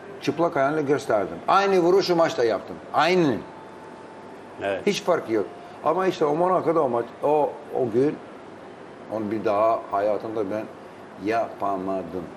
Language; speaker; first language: Turkish; non-native, fluent; Albanian